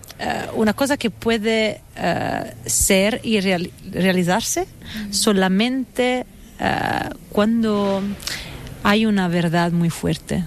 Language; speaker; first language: Spanish; non-native, fluent; Italian